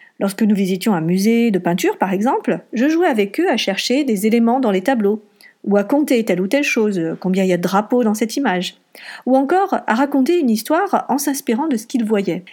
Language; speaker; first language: French; native; French